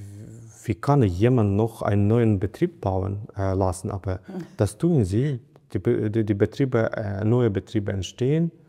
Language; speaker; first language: German; non-native, fluent; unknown